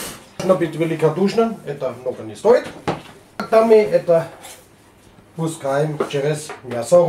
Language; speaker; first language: Russian; non-native, learner; German